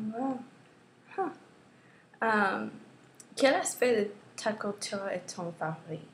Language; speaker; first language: French; non-native, learner; English